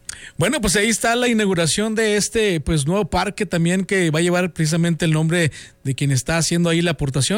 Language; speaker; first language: Spanish; native; Spanish